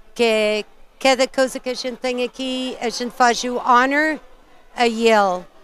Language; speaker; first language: Portuguese; early bilingual, heritage; Portuguese